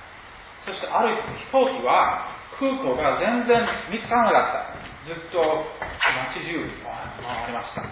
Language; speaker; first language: Japanese; non-native, fluent; English